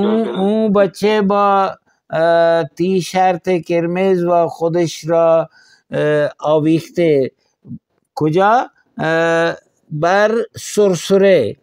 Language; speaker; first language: Persian; non-native, fluent; Urdu